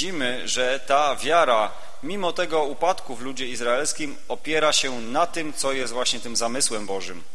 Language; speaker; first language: Polish; native; Polish